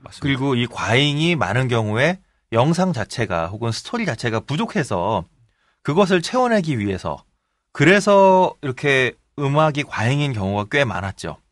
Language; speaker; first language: Korean; native; Korean